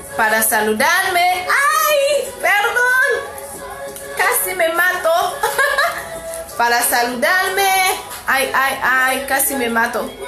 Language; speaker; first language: Spanish; non-native, fluent; Haitian Creole